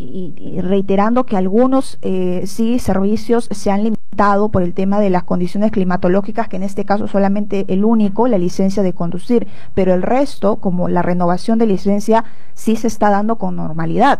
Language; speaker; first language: Spanish; native; Spanish